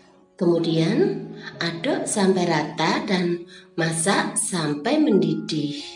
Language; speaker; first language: Indonesian; native; Indonesian